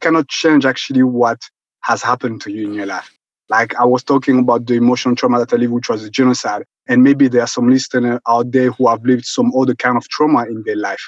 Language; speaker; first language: English; non-native, local second language; Kinyarwanda